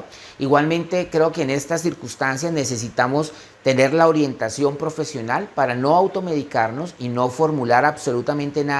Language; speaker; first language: Spanish; native; Spanish